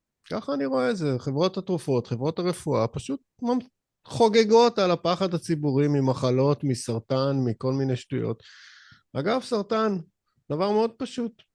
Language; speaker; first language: Hebrew; native; Hebrew